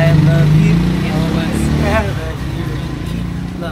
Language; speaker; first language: English; non-native, local second language; Filipino